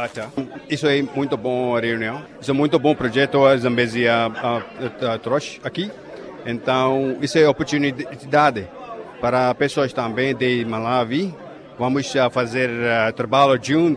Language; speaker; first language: Portuguese; non-native, learner; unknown